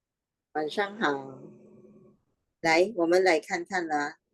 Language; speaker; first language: Chinese; non-native, fluent; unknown